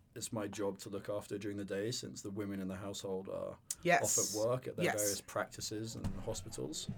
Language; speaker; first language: English; native; English